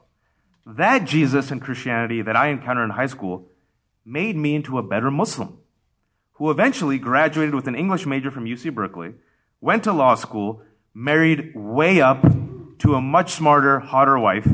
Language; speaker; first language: English; early bilingual, other home language; Urdu